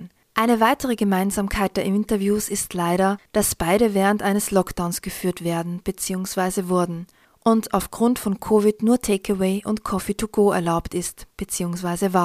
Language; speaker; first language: German; native; German